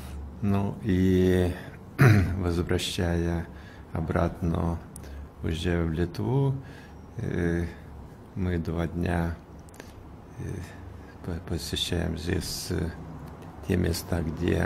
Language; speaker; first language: Russian; non-native, fluent; Lithuanian